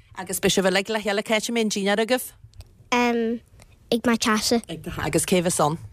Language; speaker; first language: Irish; native; Irish